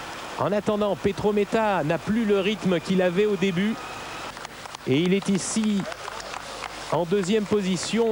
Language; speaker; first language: French; native; French